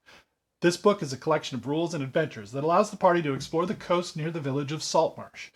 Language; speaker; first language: English; native; English